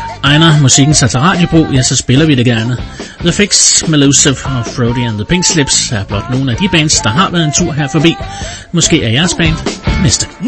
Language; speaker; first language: Danish; native; Danish